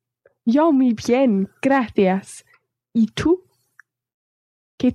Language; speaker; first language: Spanish; non-native, learner; English